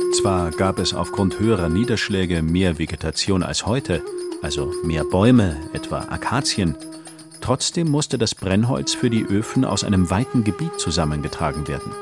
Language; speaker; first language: German; native; German